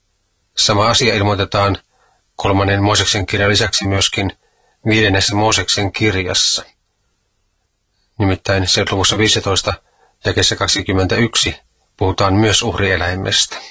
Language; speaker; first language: Finnish; native; Finnish